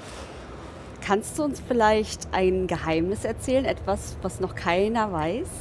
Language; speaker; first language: German; native; German